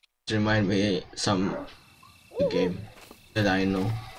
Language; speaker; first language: English; non-native, learner; Indonesian